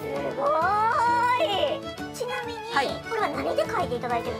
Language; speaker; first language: Japanese; native; Japanese